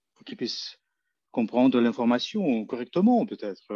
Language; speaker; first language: French; non-native, fluent; Spanish